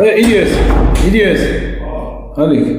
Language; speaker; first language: Arabic; native; Arabic